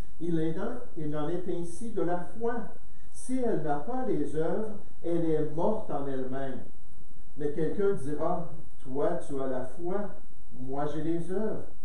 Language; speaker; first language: French; native; French